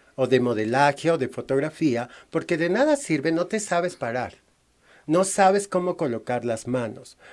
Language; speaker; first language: Spanish; native; Spanish